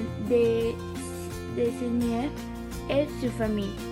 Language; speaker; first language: French; non-native, learner; English